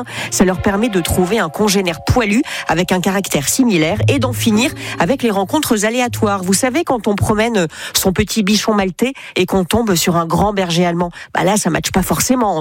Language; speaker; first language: French; native; French